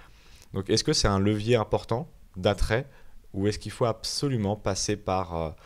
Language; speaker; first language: French; native; French